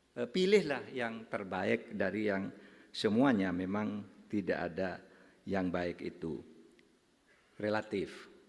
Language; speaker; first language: Indonesian; non-native, local second language; Madurese